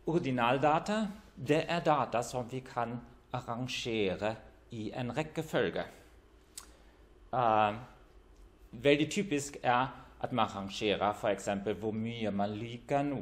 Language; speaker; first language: Norwegian; non-native, fluent; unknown